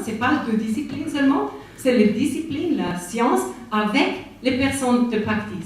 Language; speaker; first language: French; non-native, fluent; Spanish